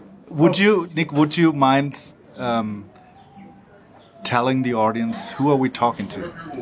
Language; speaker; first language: English; non-native, fluent; German